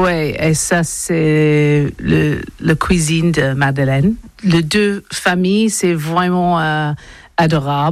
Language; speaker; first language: French; non-native, learner; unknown